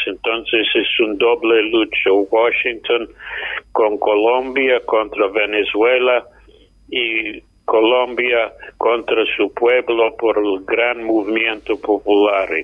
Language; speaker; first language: Spanish; non-native, fluent; English